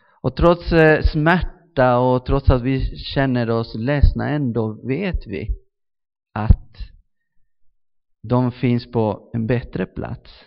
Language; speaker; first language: Swedish; non-native, fluent; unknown